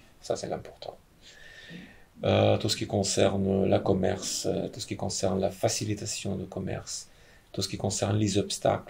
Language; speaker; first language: French; non-native, fluent; Ukrainian